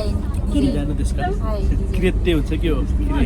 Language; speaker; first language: Japanese; non-native, learner; Nepali